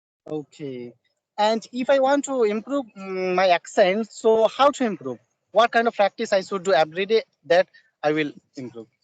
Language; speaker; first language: English; non-native, learner; Bangla